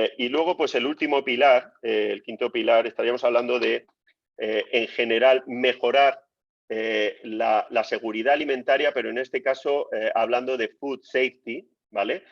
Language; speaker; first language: Spanish; native; Spanish